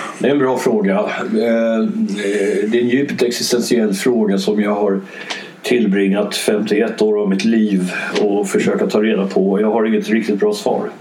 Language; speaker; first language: Swedish; early bilingual, other home language; English